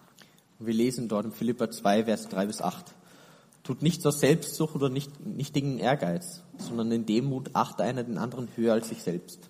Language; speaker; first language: German; native; German